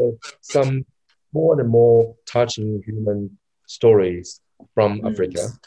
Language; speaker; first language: English; non-native, learner; Chinese